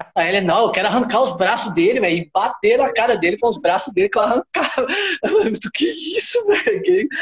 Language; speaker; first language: Portuguese; native; Portuguese